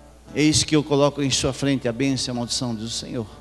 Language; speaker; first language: Portuguese; native; Portuguese